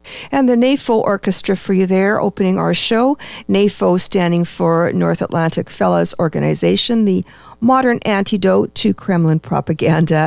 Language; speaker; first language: English; early bilingual, other home language; Ukrainian